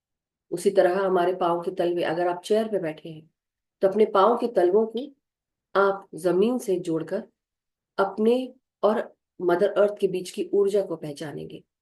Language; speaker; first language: Hindi; native; Hindi